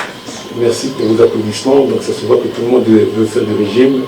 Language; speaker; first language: French; non-native, local second language; Arabic